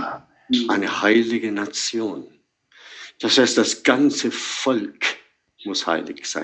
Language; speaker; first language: German; non-native, fluent; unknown